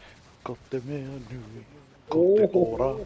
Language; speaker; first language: Māori; non-native, local second language; English